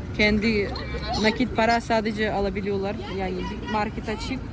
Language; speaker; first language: Turkish; non-native, learner; Russian